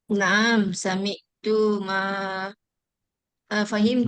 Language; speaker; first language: Arabic; non-native, learner; Malay